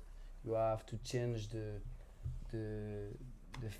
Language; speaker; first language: English; non-native, learner; French